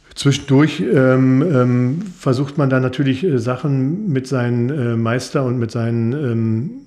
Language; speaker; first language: German; native; German